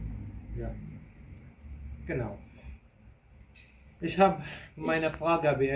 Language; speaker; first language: German; non-native, learner; Kurdish